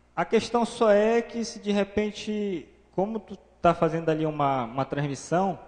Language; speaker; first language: Portuguese; native; Portuguese